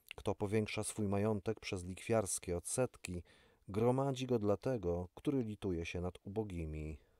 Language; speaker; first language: Polish; native; Polish